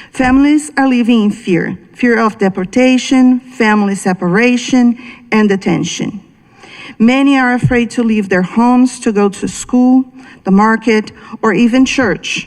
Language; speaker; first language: English; non-native, fluent; Portuguese